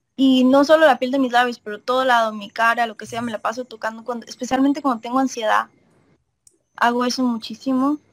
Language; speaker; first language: Spanish; native; Spanish